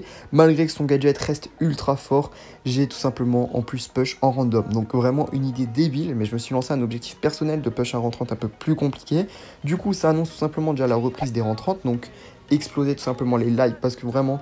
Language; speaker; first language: French; native; French